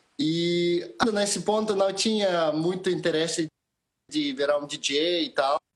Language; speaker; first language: Portuguese; non-native, fluent; Russian